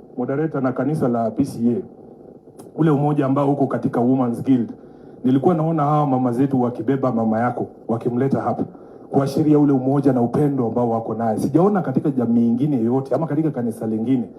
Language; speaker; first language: Swahili; non-native, local second language; Luyia